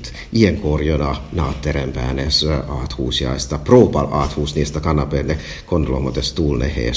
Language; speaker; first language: Hungarian; non-native, fluent; Finnish